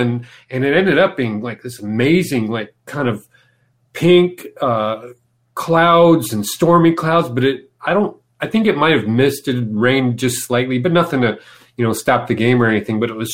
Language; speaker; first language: English; native; English